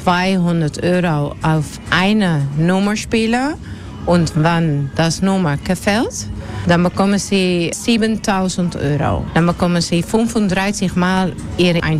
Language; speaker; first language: German; non-native, learner; Dutch